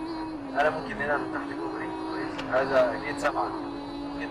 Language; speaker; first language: Arabic; non-native, learner; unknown